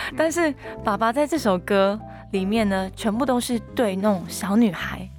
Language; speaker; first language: Chinese; non-native, local second language; Hakka Chinese